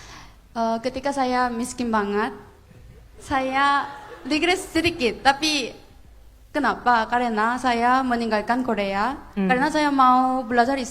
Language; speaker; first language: Indonesian; non-native, fluent; Korean